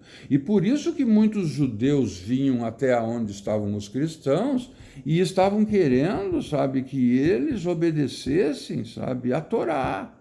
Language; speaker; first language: Portuguese; native; Portuguese